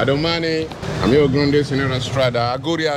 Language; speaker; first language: Italian; non-native, learner; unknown